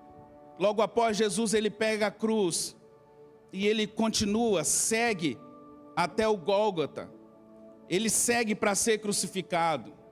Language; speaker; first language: Portuguese; native; Portuguese